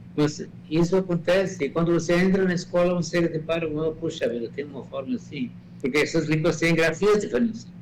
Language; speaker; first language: Portuguese; non-native, fluent; Malayalam